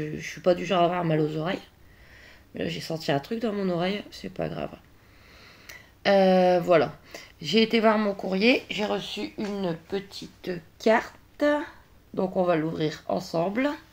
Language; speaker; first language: French; native; French